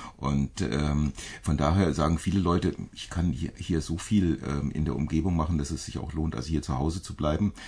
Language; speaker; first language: German; native; German